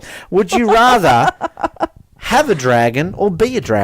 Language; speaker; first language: English; native; English